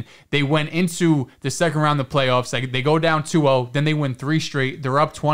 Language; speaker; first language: English; native; English